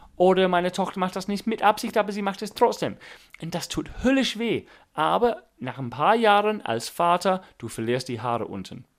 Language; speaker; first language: German; non-native, fluent; English